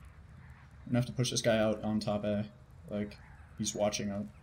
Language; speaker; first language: English; native; English